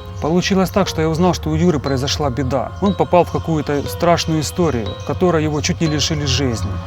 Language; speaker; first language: Russian; native; Russian